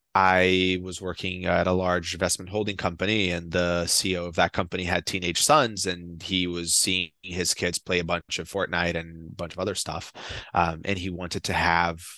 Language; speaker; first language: English; non-native, fluent; Portuguese